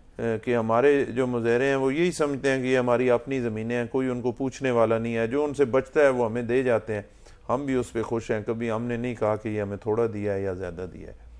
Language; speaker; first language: Urdu; non-native, local second language; Punjabi